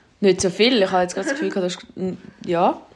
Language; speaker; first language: German; native; German